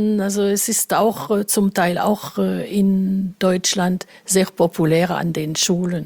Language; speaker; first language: German; non-native, fluent; French